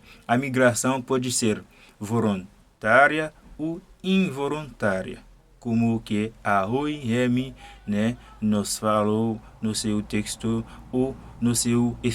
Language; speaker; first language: Portuguese; non-native, fluent; Haitian Creole